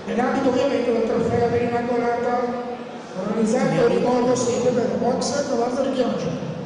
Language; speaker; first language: Italian; native; Italian